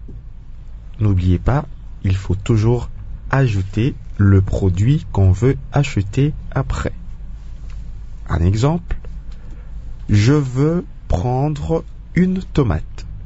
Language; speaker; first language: French; non-native, local second language; Kongo